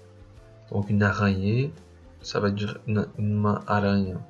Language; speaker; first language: French; non-native, fluent; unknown